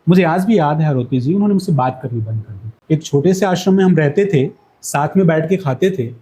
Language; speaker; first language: Hindi; native; Hindi